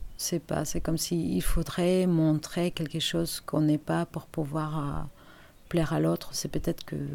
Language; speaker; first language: French; non-native, fluent; Spanish